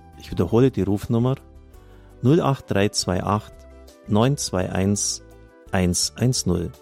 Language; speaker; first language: German; native; German